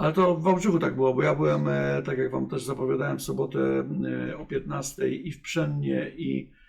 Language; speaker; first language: Polish; native; Polish